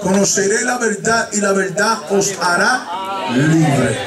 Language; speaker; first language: Spanish; early bilingual, heritage; Spanish